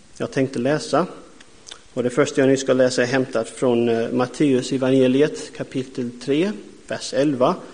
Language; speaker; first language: Swedish; non-native, fluent; English